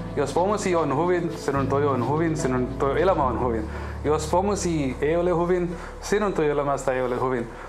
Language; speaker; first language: Finnish; non-native, learner; Urdu